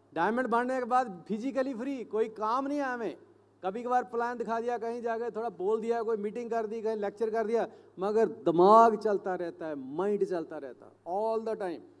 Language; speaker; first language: Hindi; native; Hindi